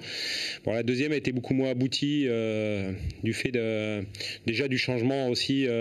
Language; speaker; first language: French; native; French